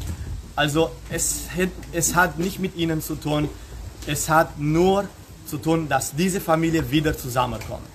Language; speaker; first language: German; non-native, fluent; Romanian